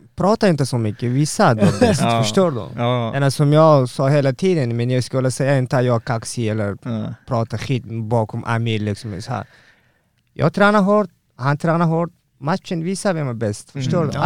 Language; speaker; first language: Swedish; non-native, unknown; Persian